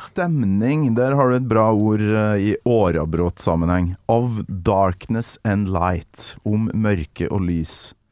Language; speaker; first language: Norwegian; native; Norwegian